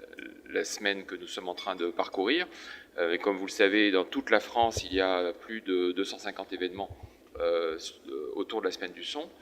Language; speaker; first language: French; native; French